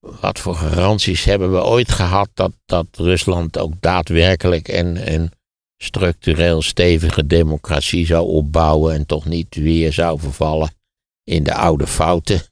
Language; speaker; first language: Dutch; native; Dutch